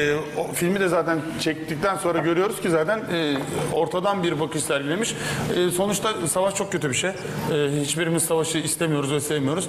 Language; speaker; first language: Turkish; native; Turkish